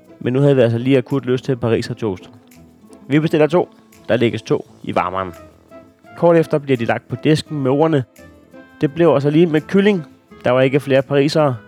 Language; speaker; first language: Danish; native; Danish